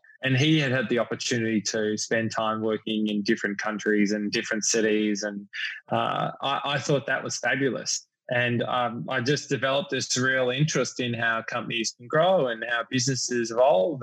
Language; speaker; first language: English; native; English